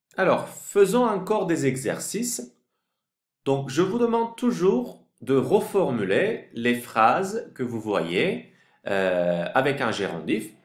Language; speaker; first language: French; non-native, fluent; Turkish